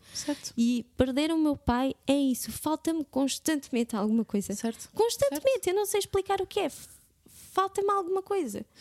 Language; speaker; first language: Portuguese; native; Portuguese